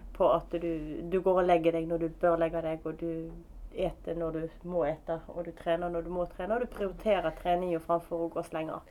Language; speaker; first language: Norwegian; native; Norwegian